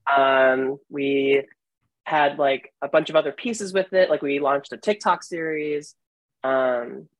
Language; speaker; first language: English; native; English